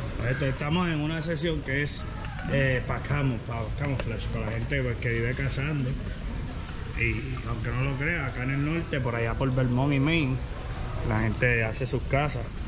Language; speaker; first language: Spanish; native; Spanish